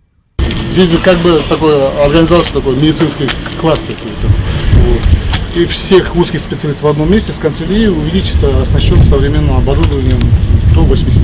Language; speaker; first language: Russian; non-native, local second language; Kazakh